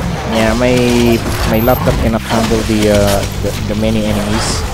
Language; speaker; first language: English; non-native, local second language; Filipino